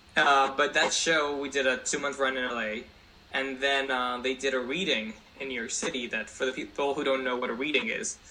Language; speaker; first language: English; non-native, fluent; Spanish